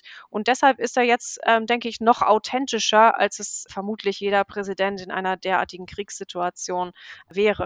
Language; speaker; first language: German; native; German